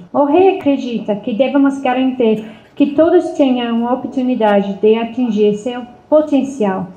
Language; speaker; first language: Portuguese; non-native, fluent; English